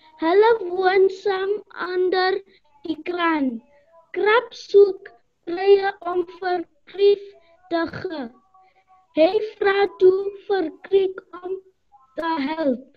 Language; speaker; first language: Afrikaans; non-native, local second language; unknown